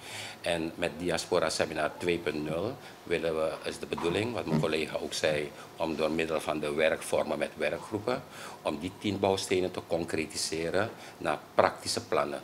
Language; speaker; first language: Dutch; native; Dutch